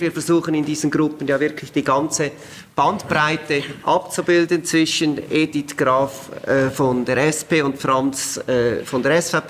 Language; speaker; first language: German; native; German